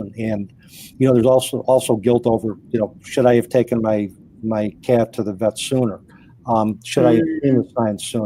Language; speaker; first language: English; native; English